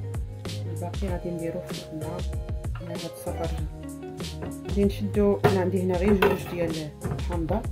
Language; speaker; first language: Arabic; native; Arabic